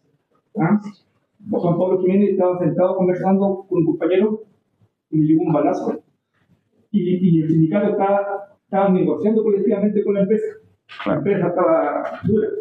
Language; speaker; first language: Spanish; native; Spanish